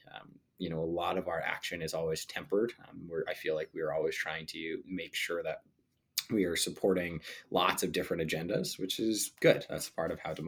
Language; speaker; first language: English; native; English